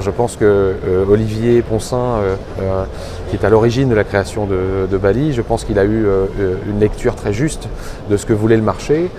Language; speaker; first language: French; native; French